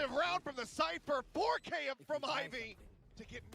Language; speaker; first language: English; native; English